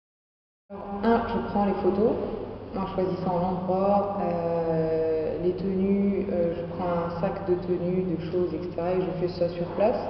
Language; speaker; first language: French; non-native, local second language; Arabic